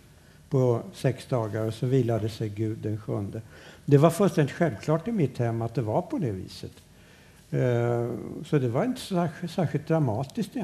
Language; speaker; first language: Swedish; native; Swedish